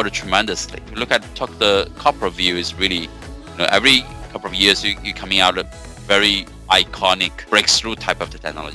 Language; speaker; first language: English; non-native, fluent; Chinese